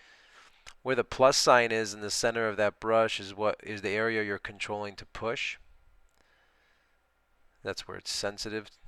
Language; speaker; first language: English; native; English